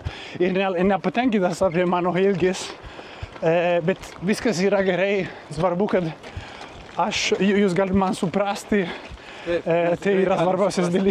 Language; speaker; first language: Lithuanian; non-native, learner; Italian